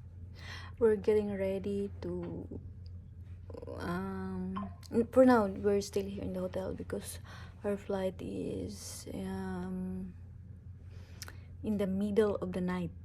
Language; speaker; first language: English; non-native, local second language; Cebuano